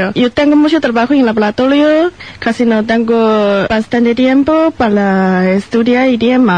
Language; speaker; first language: Spanish; non-native, learner; Chinese